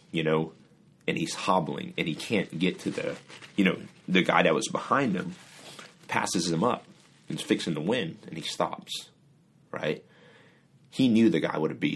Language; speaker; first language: English; native; English